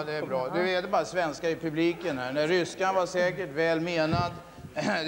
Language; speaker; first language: Swedish; native; Swedish